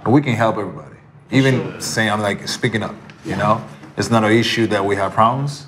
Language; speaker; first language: English; non-native, fluent; Spanish